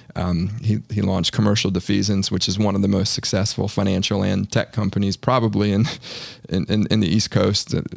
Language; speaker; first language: English; native; English